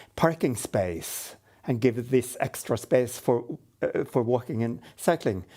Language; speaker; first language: English; non-native, fluent; Norwegian